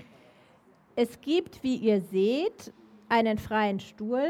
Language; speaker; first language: German; native; German